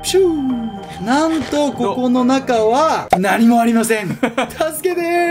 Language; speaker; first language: Japanese; native; Japanese